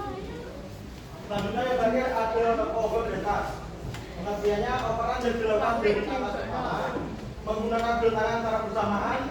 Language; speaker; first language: Indonesian; native; Indonesian